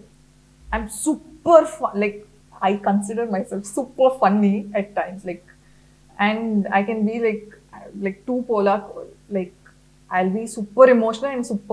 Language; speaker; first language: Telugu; non-native, fluent; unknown